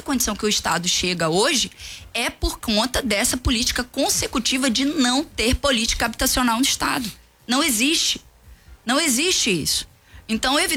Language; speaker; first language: Portuguese; native; Portuguese